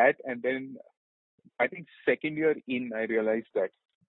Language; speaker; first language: English; non-native, local second language; Malayalam